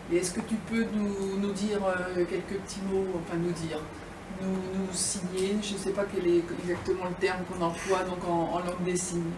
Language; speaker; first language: French; native; French